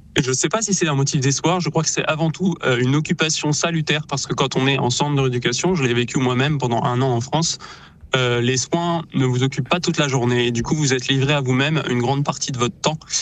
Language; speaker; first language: French; native; French